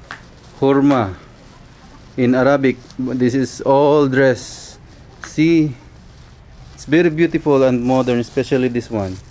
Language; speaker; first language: English; non-native, local second language; Filipino